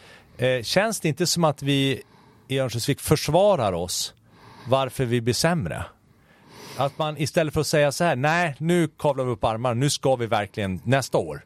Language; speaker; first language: Swedish; native; Swedish